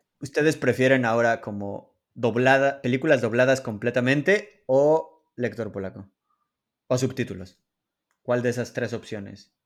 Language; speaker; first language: Spanish; native; Spanish